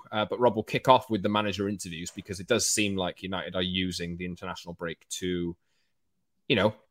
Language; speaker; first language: English; native; English